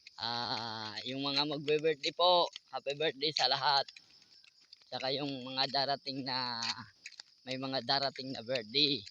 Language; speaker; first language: Filipino; non-native, local second language; Bikol